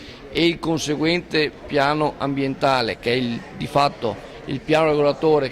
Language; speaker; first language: Italian; native; Italian